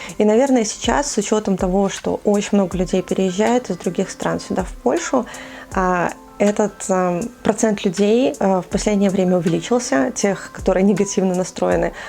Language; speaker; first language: Russian; native; Russian